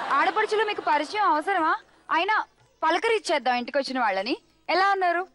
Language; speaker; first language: Telugu; native; Telugu